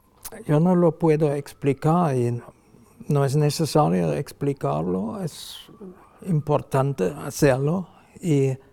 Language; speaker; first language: Spanish; non-native, fluent; German